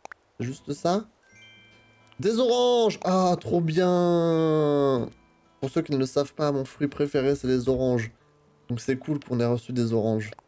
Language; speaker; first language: French; native; French